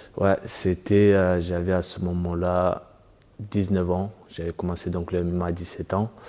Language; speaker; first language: French; early bilingual, other home language; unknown